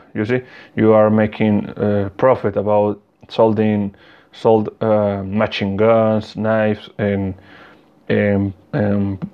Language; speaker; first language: English; non-native, learner; Spanish